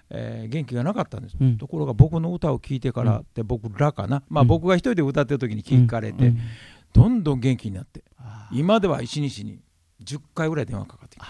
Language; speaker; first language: Japanese; native; Japanese